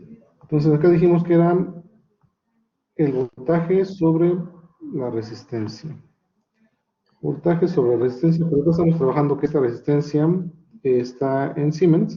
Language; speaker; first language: Spanish; native; Spanish